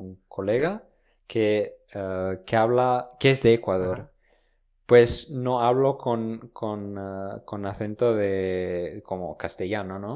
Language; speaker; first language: Spanish; non-native, fluent; Romanian